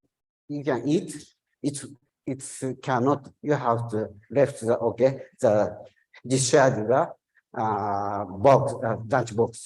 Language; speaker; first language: English; non-native, learner; Japanese